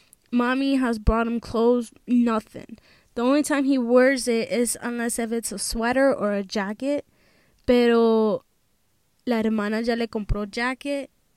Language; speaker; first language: English; early bilingual, other home language; Spanish